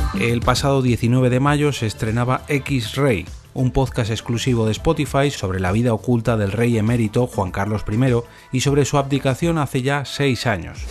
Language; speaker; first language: Spanish; native; Spanish